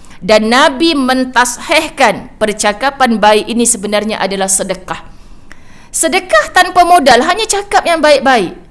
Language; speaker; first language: Malay; native; Malay